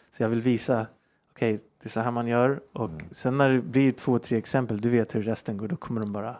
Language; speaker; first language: Swedish; early bilingual, heritage; Swedish